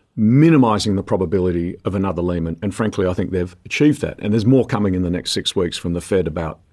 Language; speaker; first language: English; native; English